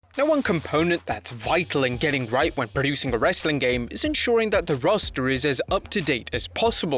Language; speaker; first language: English; native; English